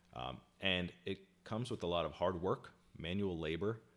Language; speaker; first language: English; early bilingual, other home language; Hindi